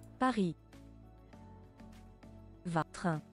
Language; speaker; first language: French; non-native, learner; English